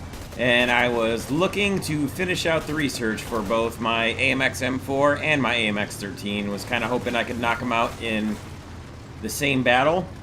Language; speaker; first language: English; native; English